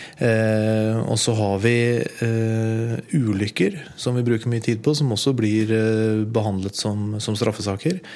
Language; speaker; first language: Norwegian; native; Norwegian